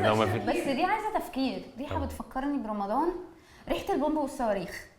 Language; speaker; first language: Arabic; native; Arabic